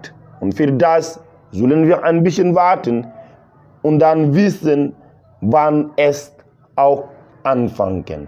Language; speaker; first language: German; non-native, learner; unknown